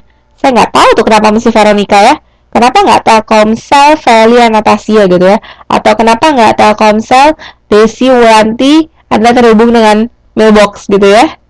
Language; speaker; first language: Indonesian; native; Indonesian